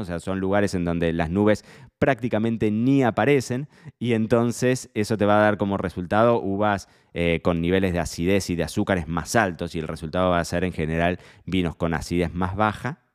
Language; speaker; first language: Spanish; native; Spanish